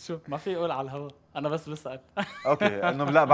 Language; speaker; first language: Arabic; native; Arabic